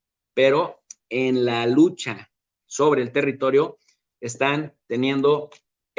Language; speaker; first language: Spanish; native; Spanish